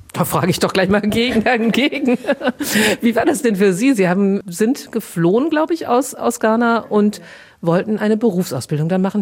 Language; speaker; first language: German; native; German